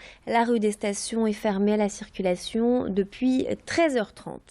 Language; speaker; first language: French; native; French